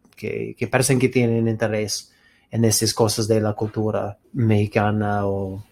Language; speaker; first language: Spanish; non-native, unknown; English